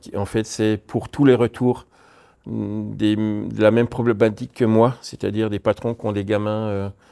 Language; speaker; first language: French; native; French